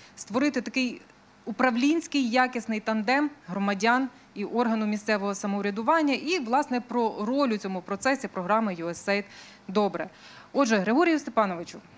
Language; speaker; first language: Ukrainian; native; Ukrainian